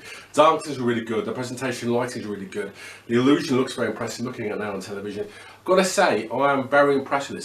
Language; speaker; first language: English; native; English